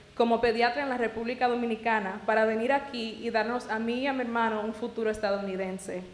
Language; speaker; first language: Spanish; early bilingual, other home language; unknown